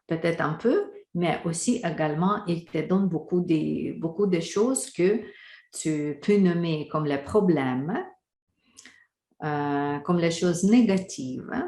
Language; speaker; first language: French; non-native, fluent; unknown